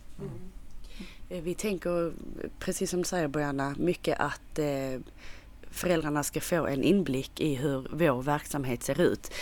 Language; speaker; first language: Swedish; native; Swedish